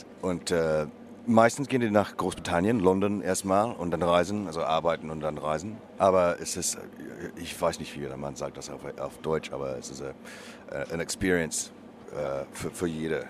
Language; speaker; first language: German; non-native, learner; English